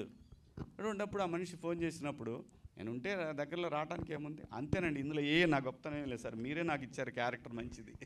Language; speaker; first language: Telugu; native; Telugu